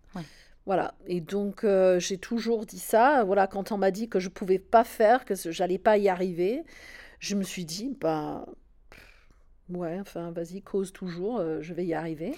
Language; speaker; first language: French; non-native, fluent; English